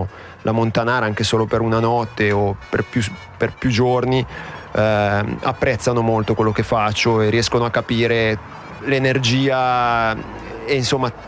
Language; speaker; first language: Italian; native; Italian